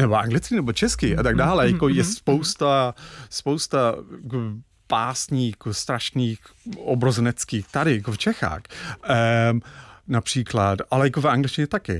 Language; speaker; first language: Czech; non-native, fluent; English